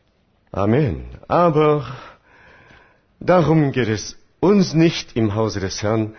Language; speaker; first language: German; non-native, fluent; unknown